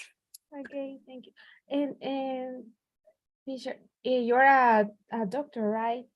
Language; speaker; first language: English; non-native, learner; Spanish